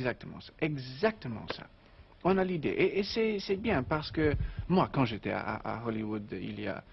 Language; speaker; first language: French; non-native, learner; English